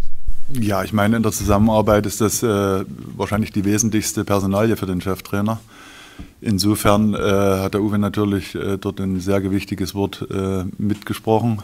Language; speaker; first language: German; native; German